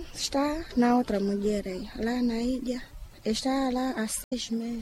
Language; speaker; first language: Portuguese; non-native, local second language; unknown